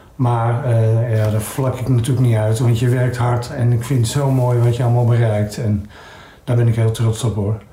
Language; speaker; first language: Dutch; native; Dutch